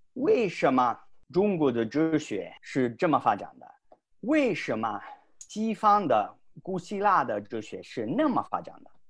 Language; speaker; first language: Chinese; non-native, fluent; Italian